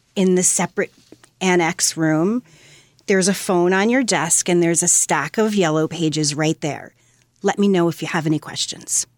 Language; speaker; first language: English; native; English